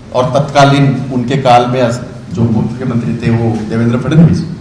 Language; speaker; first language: Hindi; non-native, local second language; Marathi